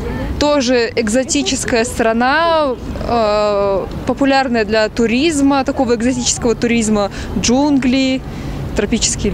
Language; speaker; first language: Russian; native; Russian